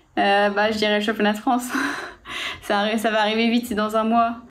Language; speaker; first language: French; native; French